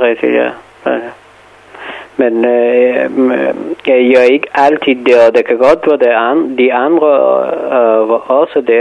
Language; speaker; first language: Danish; non-native, fluent; Persian